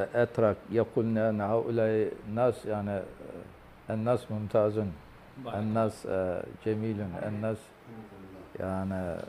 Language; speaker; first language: Arabic; non-native, fluent; Turkish